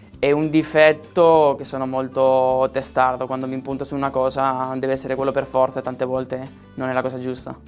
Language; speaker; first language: Italian; non-native, fluent; Spanish